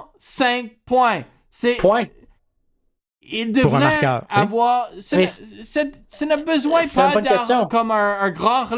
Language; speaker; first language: French; non-native, learner; English